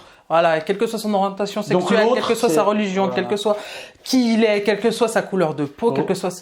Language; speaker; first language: French; native; French